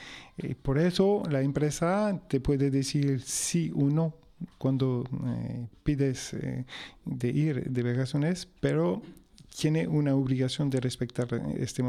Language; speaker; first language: Spanish; non-native, fluent; French